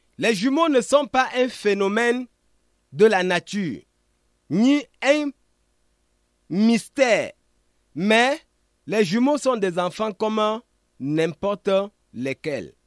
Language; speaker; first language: French; non-native, local second language; Ghomala